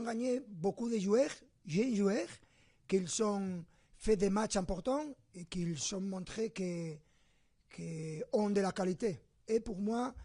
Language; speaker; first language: French; non-native, fluent; Spanish